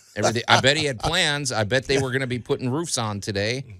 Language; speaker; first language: English; native; English